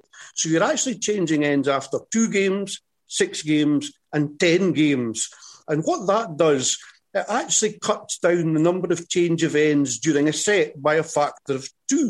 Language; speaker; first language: English; native; English